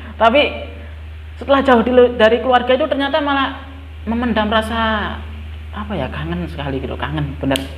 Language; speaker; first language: Indonesian; non-native, local second language; Javanese